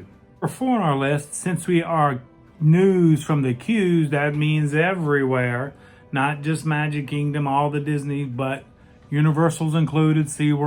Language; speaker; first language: English; native; English